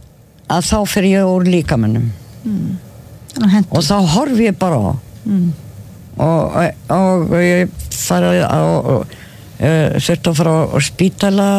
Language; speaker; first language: Icelandic; non-native, fluent; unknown